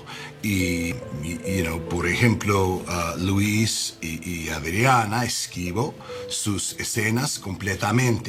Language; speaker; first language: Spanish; non-native, learner; English